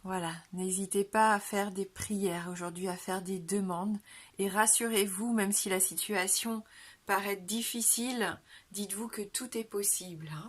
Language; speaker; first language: French; native; French